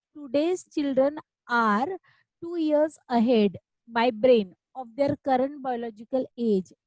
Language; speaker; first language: English; non-native, local second language; Marathi